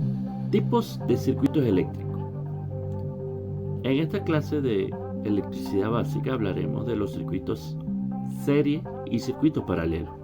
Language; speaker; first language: Spanish; native; Spanish